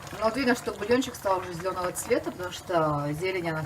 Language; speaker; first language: Russian; native; Russian